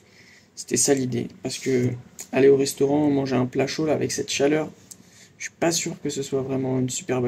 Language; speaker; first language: French; native; French